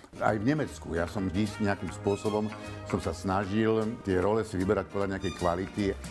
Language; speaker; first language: Slovak; native; Slovak